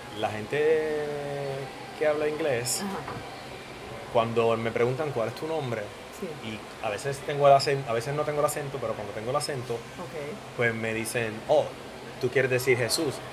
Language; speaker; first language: Spanish; native; Spanish